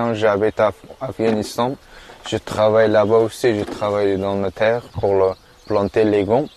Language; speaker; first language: French; non-native, learner; Persian